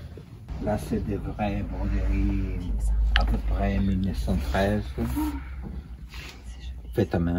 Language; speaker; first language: French; non-native, fluent; Italian